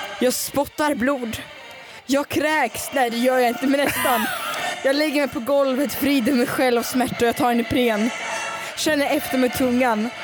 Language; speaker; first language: Swedish; early bilingual, other home language; Russian